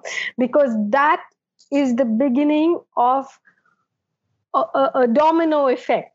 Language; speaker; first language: English; non-native, local second language; Malayalam